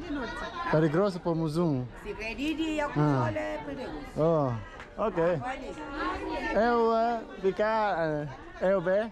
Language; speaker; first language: Portuguese; non-native, learner; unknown